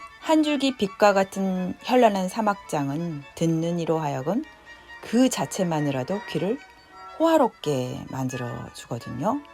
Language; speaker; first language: Korean; native; Korean